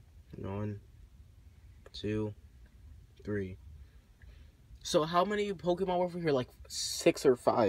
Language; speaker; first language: English; native; English